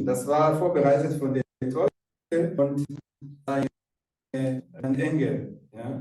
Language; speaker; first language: German; non-native, fluent; Rundi